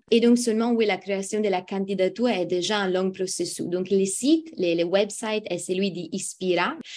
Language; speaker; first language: French; non-native, fluent; Italian